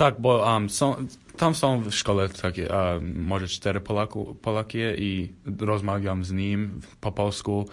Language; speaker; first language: Polish; early bilingual, heritage; Polish